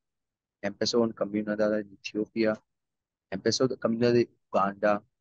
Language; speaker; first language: Spanish; non-native, learner; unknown